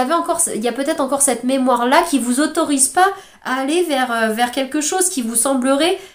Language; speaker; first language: French; native; French